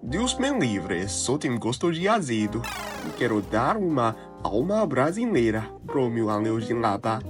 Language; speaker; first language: Portuguese; non-native, learner; Chinese